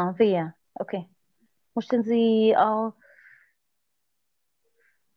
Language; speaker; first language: German; non-native, learner; Arabic